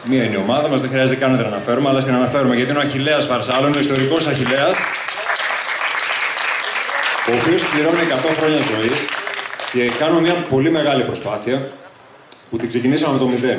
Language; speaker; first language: Greek; native; Greek